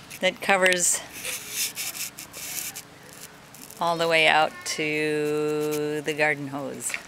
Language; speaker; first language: English; native; English